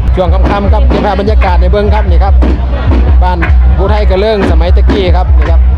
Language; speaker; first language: Thai; non-native, local second language; Northeastern Thai